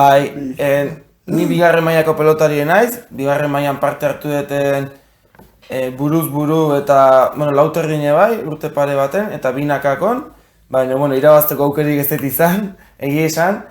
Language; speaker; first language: Basque; native; Basque